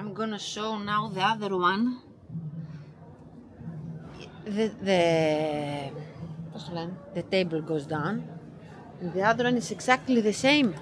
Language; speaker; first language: English; non-native, learner; Greek